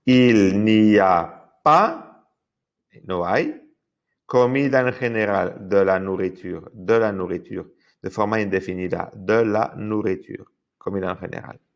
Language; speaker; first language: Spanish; non-native, fluent; French